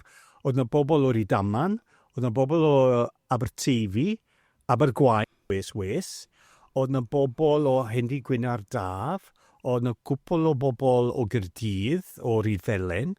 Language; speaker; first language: Welsh; non-native, fluent; English